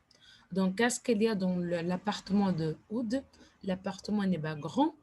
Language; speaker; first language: French; non-native, fluent; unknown